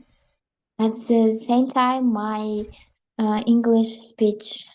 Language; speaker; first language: English; non-native, learner; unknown